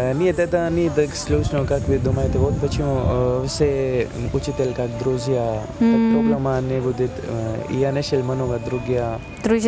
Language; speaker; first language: Russian; non-native, learner; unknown